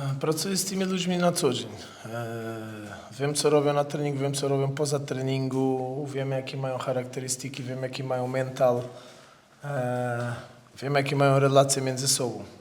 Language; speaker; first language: Polish; non-native, fluent; Portuguese